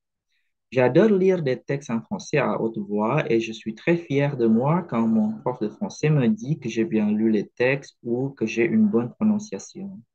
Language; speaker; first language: French; non-native, fluent; Indonesian